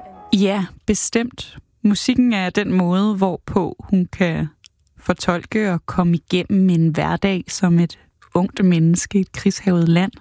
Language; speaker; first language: Danish; native; Danish